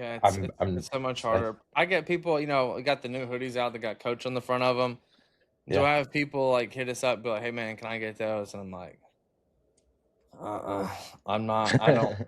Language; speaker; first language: English; native; English